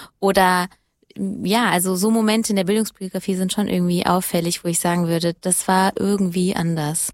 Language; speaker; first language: German; early bilingual, other home language; Italian